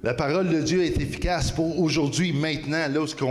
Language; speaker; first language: French; native; French